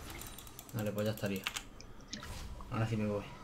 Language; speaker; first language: Spanish; native; Spanish